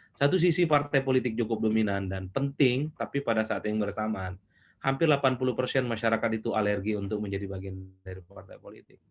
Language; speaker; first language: Indonesian; non-native, local second language; Madurese